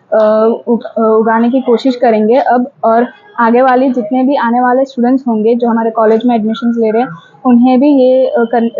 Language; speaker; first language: Hindi; non-native, local second language; Gujarati